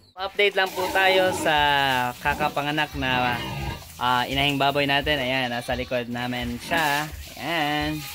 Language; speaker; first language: Filipino; non-native, local second language; Cebuano